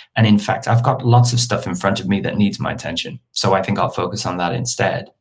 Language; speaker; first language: English; native; English